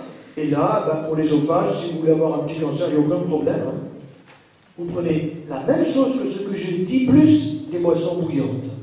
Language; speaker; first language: French; native; French